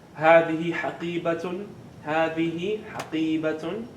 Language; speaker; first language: Arabic; non-native, fluent; English